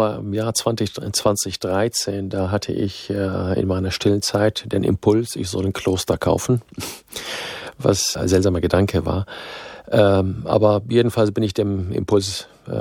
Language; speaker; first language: German; non-native, fluent; Arabic